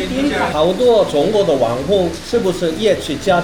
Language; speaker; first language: Chinese; non-native, learner; Korean